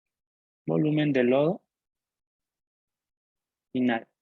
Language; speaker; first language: Spanish; native; Spanish